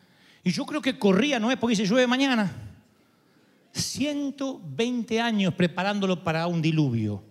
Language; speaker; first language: Spanish; native; Spanish